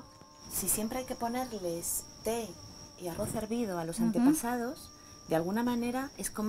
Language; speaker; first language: Spanish; native; Spanish